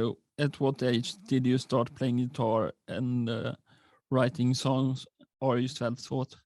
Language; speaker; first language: English; non-native, learner; Swedish